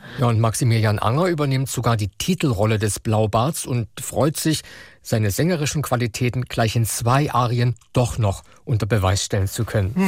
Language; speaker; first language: German; native; German